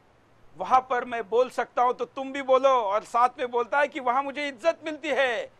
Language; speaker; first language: Hindi; native; Hindi